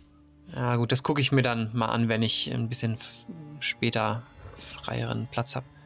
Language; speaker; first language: German; native; German